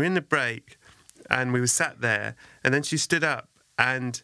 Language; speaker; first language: English; native; English